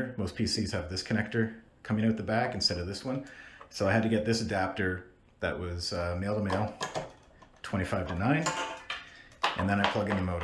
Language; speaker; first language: English; native; English